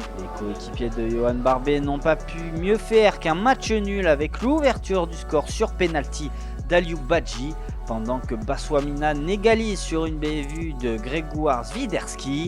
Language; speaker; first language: French; native; French